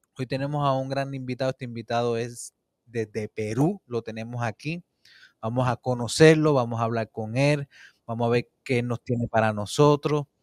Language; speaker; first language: Spanish; native; Spanish